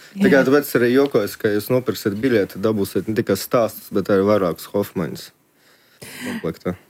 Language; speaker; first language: Latvian; early bilingual, other home language; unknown